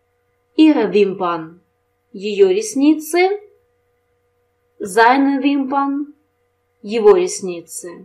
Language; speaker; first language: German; non-native, fluent; Russian